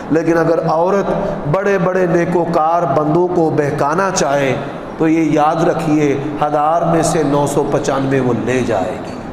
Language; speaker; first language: Urdu; non-native, local second language; Punjabi